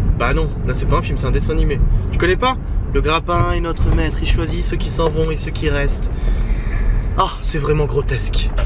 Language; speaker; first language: French; native; French